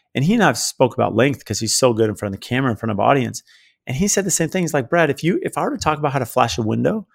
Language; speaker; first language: English; native; English